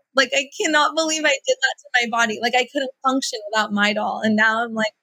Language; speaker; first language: English; early bilingual, other home language; Persian